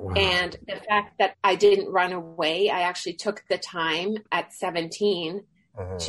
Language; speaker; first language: English; early bilingual, other home language; Swedish